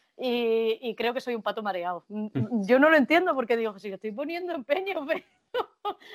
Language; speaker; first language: Spanish; native; Spanish